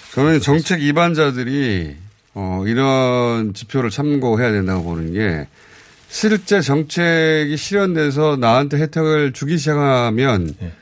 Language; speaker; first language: Korean; native; Korean